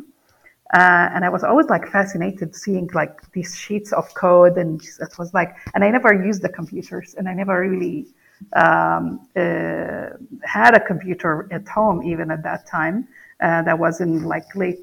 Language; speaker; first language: English; non-native, fluent; Arabic